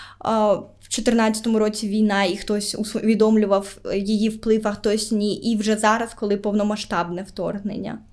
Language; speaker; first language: Ukrainian; native; Ukrainian